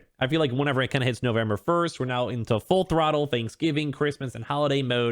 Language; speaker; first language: English; native; English